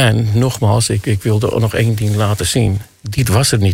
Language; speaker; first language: Dutch; non-native, fluent; Armenian